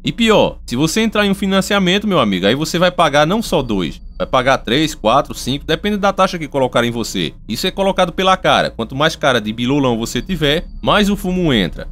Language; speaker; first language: Portuguese; native; Portuguese